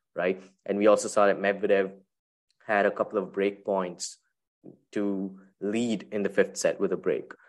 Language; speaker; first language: English; non-native, local second language; Tamil